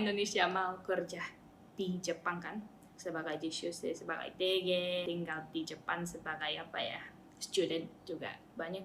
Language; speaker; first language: Indonesian; non-native, fluent; Japanese